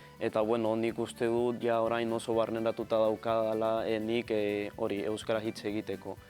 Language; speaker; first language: Basque; non-native, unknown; Spanish